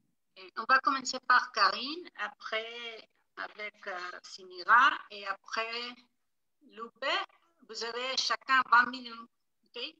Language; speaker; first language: French; non-native, fluent; Spanish